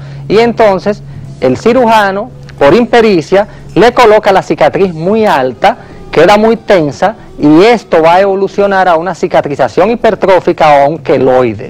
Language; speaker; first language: Spanish; native; Spanish